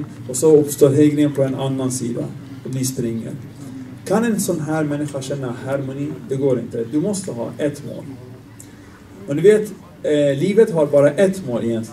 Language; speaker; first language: Swedish; non-native, fluent; Arabic